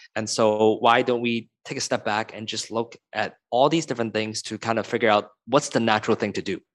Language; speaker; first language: English; non-native, local second language; Cantonese